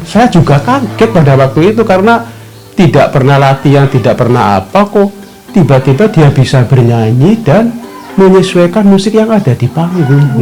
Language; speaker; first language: Indonesian; non-native, local second language; Javanese